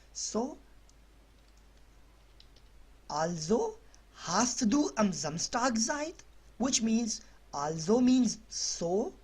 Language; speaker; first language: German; non-native, learner; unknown